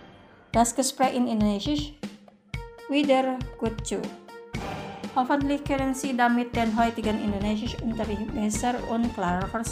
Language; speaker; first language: German; non-native, fluent; Indonesian